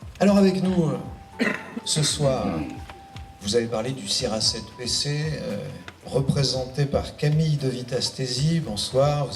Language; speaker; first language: French; native; French